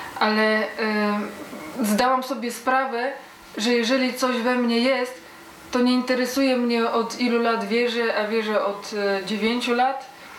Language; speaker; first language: Polish; early bilingual, heritage; Polish